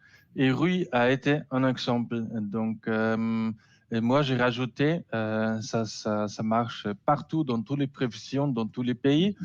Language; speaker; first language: French; non-native, learner; German